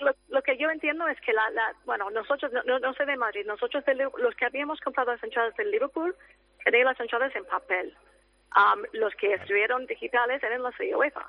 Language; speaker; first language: Spanish; non-native, fluent; English